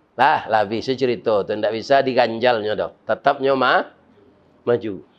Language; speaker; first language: Malay; non-native, local second language; Minangkabau